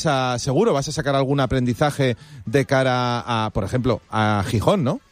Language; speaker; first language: Spanish; native; Spanish